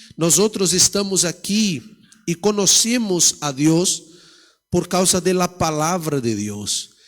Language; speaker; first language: Portuguese; native; Portuguese